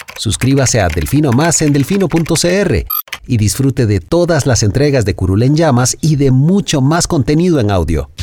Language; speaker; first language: Spanish; native; Spanish